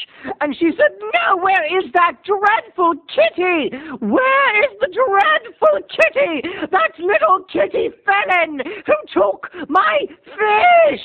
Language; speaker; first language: English; native; English